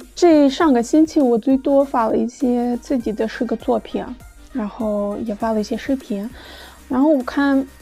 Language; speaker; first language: Chinese; non-native, fluent; Russian